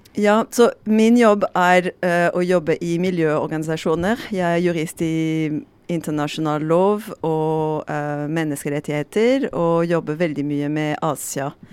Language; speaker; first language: Norwegian; non-native, fluent; French